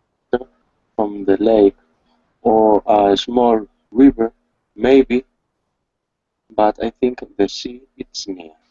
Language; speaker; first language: English; non-native, learner; Spanish